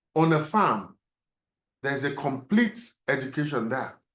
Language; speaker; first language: English; non-native, local second language; Yoruba